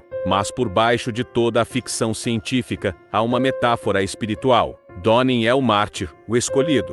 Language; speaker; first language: Portuguese; native; Portuguese